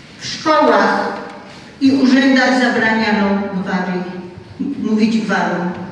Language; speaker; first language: Polish; native; Polish